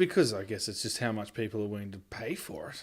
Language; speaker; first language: English; native; English